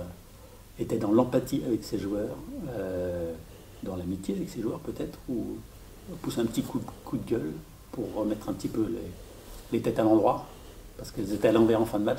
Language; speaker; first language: French; native; French